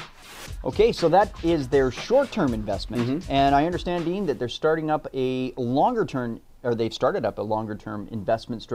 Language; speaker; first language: English; native; English